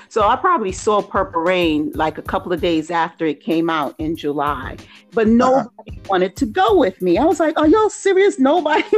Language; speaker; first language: English; native; English